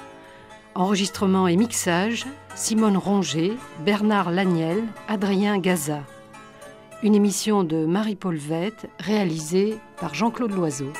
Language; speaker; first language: French; native; French